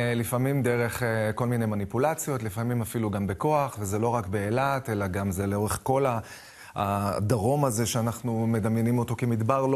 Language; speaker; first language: Hebrew; native; Hebrew